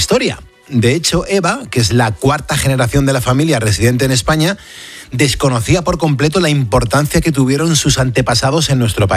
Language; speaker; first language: Spanish; native; Spanish